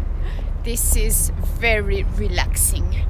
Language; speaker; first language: English; non-native, fluent; French